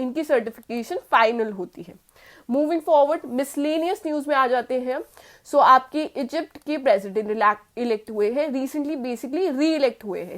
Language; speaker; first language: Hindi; native; Hindi